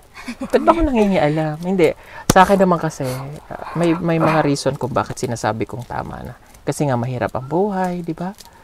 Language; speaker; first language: Filipino; native; Filipino